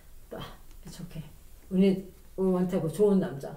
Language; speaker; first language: English; non-native, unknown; Korean